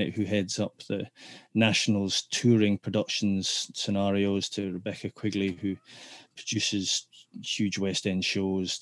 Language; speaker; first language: English; native; English